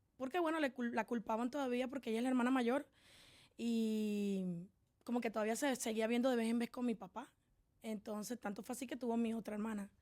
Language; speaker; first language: Spanish; native; Spanish